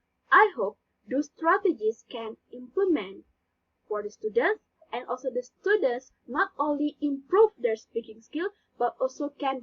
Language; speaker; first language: English; non-native, learner; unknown